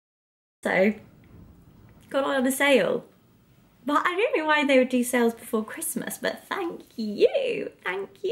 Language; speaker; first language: English; native; English